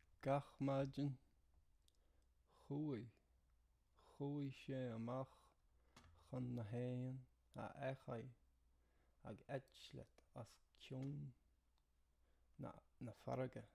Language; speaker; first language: Irish; non-native, learner; English